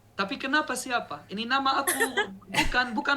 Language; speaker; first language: Indonesian; non-native, learner; Arabic